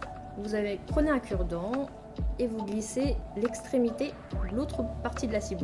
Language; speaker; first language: French; native; French